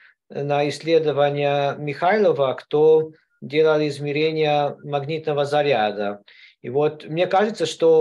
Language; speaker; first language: Russian; non-native, learner; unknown